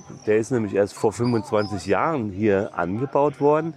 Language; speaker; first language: German; native; German